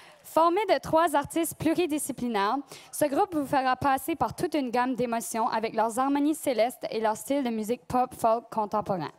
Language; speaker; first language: French; native; French